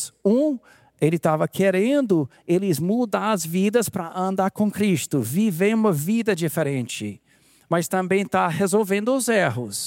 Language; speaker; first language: Portuguese; non-native, fluent; English